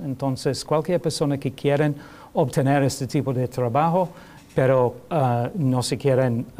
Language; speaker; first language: Spanish; non-native, learner; English